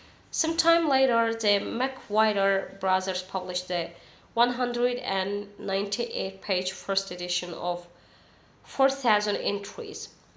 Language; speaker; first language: English; non-native, fluent; Azerbaijani